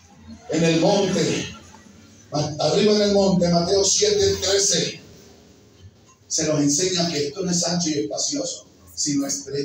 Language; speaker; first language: Spanish; native; Spanish